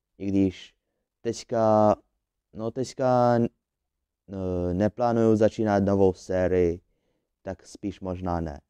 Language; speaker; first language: Czech; early bilingual, other home language; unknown